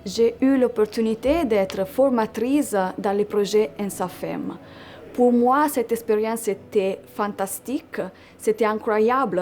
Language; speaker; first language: French; non-native, fluent; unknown